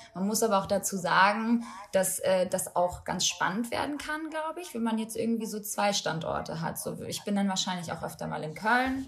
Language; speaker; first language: German; early bilingual, other home language; Albanian